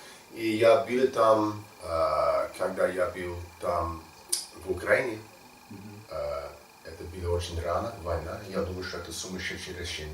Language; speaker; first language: Russian; non-native, learner; English